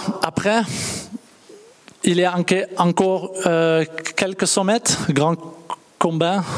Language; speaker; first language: French; non-native, learner; Dutch